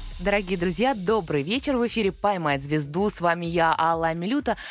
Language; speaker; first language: Russian; native; Russian